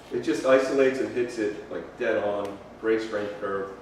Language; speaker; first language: English; native; English